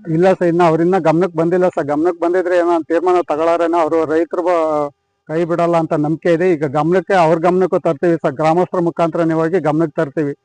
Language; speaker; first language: Kannada; native; Kannada